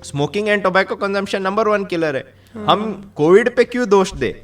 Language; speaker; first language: Hindi; non-native, local second language; Kannada